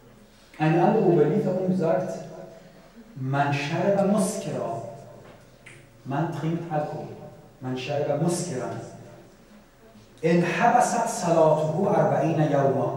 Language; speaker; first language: German; non-native, fluent; Persian